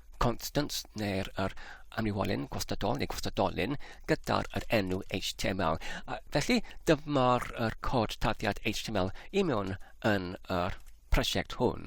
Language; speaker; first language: Welsh; non-native, learner; English